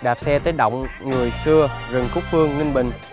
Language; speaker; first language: Vietnamese; native; Vietnamese